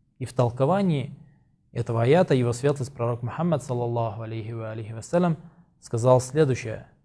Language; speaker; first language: Russian; non-native, local second language; Azerbaijani